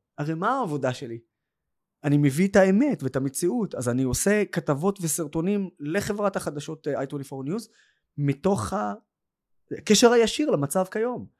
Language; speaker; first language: Hebrew; non-native, local second language; Arabic